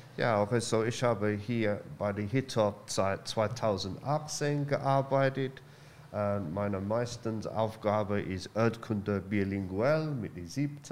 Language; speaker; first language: German; non-native, learner; English